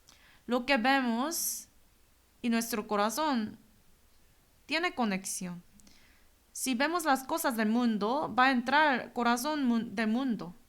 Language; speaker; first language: Spanish; non-native, fluent; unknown